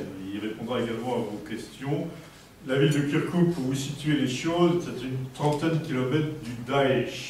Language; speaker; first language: French; native; French